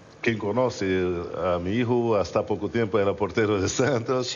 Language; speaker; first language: Spanish; non-native, learner; Portuguese